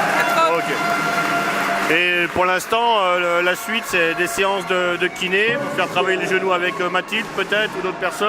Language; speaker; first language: French; native; French